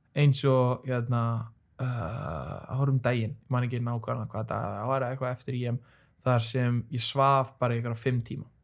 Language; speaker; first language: Icelandic; early bilingual, other home language; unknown